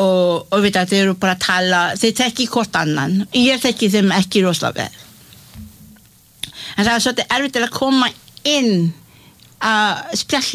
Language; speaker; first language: Icelandic; non-native, learner; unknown